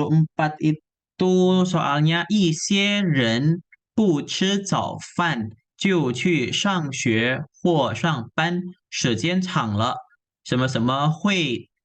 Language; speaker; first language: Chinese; non-native, fluent; Indonesian